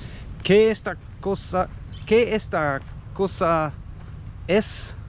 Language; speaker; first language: Spanish; non-native, learner; English